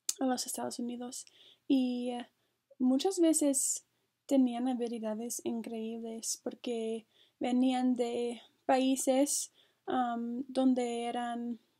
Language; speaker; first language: Spanish; non-native, fluent; English